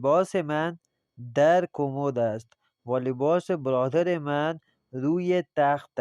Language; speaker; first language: Persian; non-native, fluent; Urdu